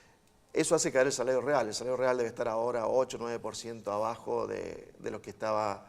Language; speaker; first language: Spanish; native; Spanish